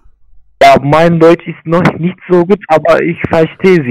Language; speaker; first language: German; non-native, learner; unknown